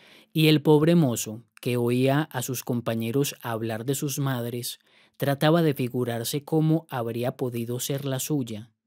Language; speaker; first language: Spanish; native; Spanish